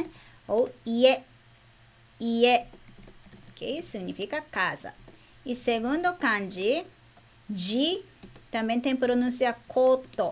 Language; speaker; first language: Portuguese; non-native, fluent; Japanese